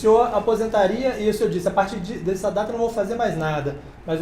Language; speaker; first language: Portuguese; native; Portuguese